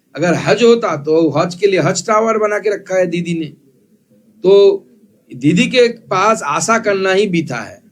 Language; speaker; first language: Hindi; non-native, local second language; Bangla